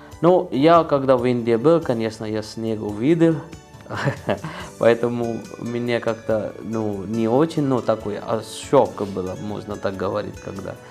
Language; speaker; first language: Russian; non-native, learner; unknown